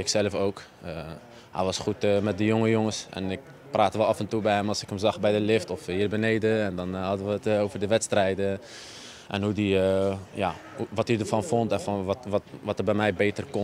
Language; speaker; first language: Dutch; native; Dutch